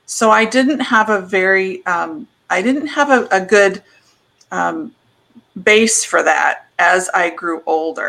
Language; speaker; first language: English; native; English